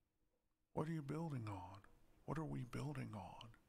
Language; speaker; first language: English; native; English